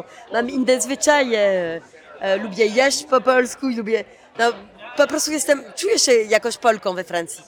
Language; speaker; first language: Polish; early bilingual, heritage; Polish